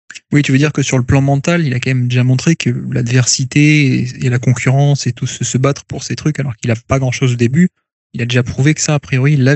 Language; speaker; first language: French; native; French